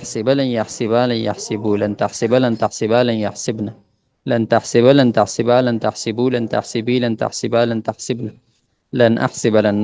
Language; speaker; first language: Arabic; non-native, fluent; Urdu